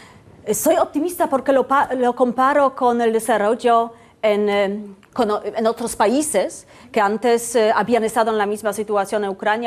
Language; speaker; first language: Spanish; non-native, fluent; Polish